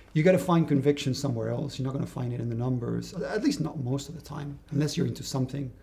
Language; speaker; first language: English; non-native, fluent; Spanish